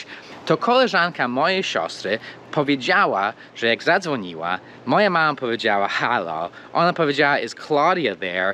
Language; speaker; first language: Polish; early bilingual, heritage; Polish